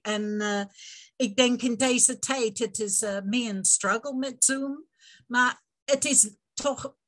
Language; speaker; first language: Dutch; non-native, fluent; English